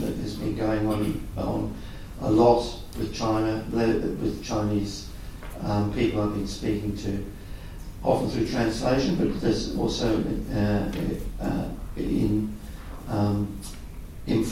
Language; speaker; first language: English; native; English